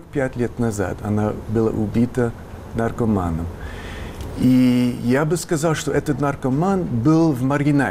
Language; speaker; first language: Russian; non-native, fluent; English